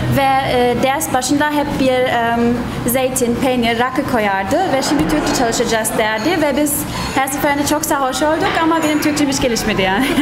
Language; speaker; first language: Turkish; non-native, fluent; German